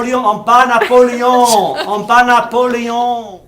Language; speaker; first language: French; non-native, learner; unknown